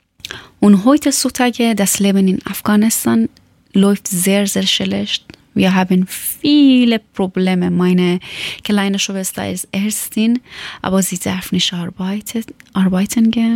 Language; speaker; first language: German; non-native, learner; Persian